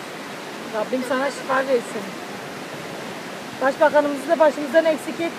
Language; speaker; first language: Turkish; native; Turkish